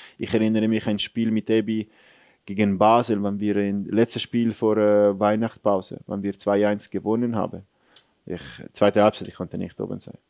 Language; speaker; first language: German; non-native, fluent; Italian